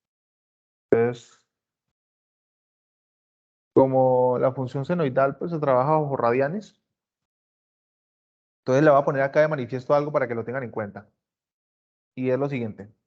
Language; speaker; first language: Spanish; native; Spanish